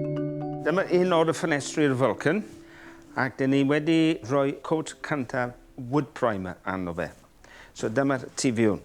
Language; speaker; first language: Welsh; non-native, local second language; English